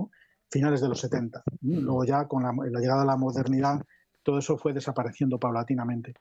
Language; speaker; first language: Spanish; native; Spanish